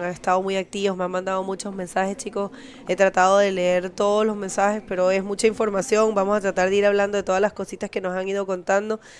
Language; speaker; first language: Spanish; native; Spanish